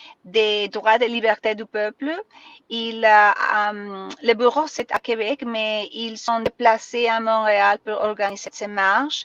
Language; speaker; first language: French; non-native, learner; Spanish